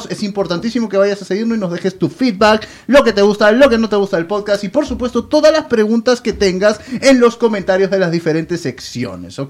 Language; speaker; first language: Spanish; native; Spanish